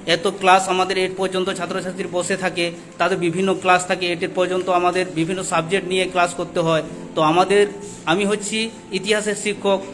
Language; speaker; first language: Bangla; non-native, local second language; Santali